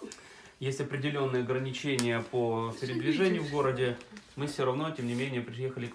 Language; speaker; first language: Russian; native; Russian